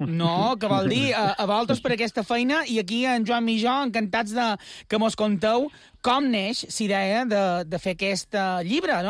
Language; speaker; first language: Catalan; native; Catalan